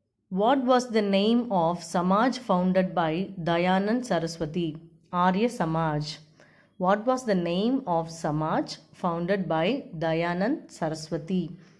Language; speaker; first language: English; non-native, local second language; Tamil